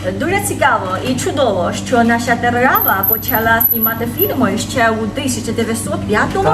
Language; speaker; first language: Ukrainian; non-native, learner; Chinese